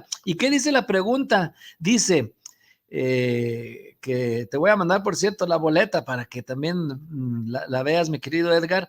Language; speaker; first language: Spanish; native; Spanish